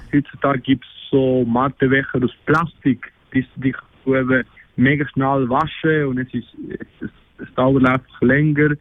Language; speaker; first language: German; non-native, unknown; Spanish